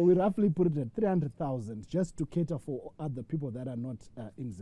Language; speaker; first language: English; non-native, local second language; Shona